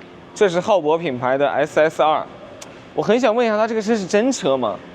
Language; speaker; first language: Chinese; native; Chinese